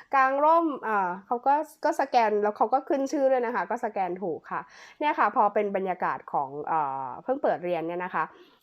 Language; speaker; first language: Thai; native; Thai